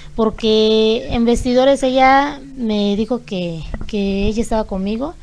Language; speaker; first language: Spanish; native; Spanish